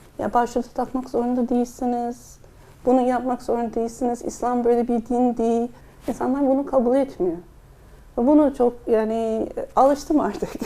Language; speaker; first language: Turkish; non-native, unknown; English